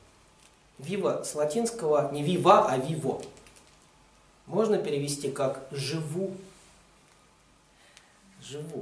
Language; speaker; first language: Russian; native; Russian